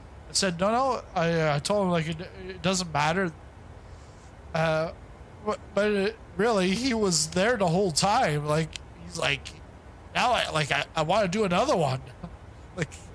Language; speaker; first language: English; native; English